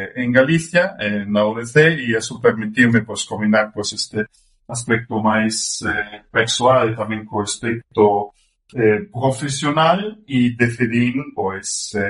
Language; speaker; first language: Galician; non-native, fluent; German